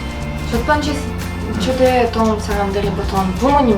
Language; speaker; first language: Korean; non-native, learner; Russian